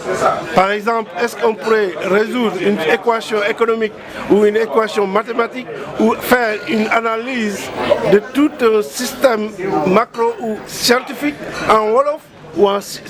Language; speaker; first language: French; non-native, local second language; Wolof